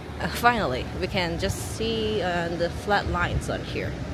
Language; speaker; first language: English; non-native, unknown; Korean